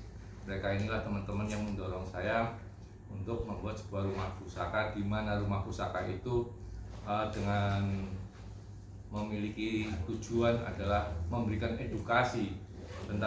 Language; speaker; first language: Indonesian; native; Indonesian